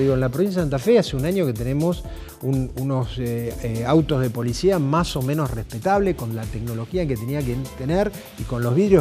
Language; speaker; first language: Spanish; native; Spanish